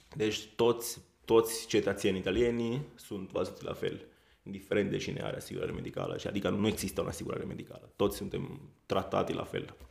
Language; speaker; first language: Romanian; non-native, fluent; Italian